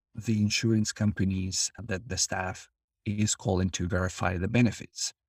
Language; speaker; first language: English; non-native, fluent; Albanian